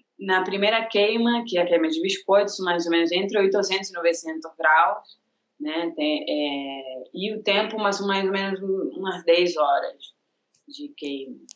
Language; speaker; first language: Portuguese; non-native, fluent; Spanish